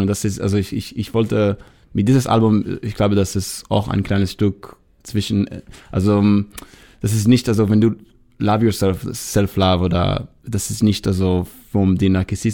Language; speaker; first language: German; non-native, learner; Hebrew